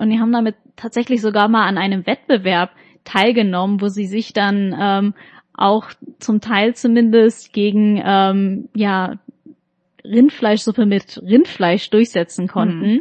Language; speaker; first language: German; native; German